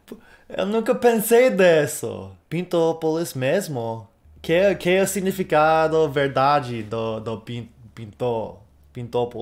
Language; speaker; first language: Portuguese; non-native, learner; English